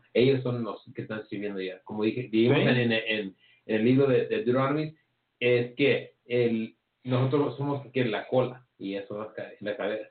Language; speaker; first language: Spanish; early bilingual, heritage; English